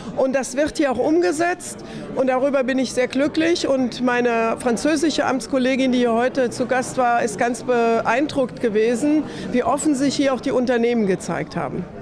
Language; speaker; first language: German; native; German